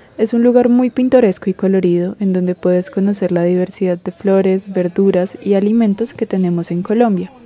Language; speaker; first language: Spanish; native; Spanish